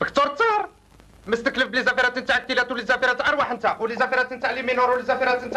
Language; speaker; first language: Arabic; native; Arabic